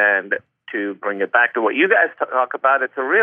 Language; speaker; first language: English; non-native, local second language; Urdu